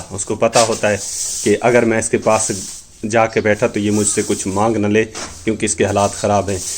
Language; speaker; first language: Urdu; non-native, local second language; Punjabi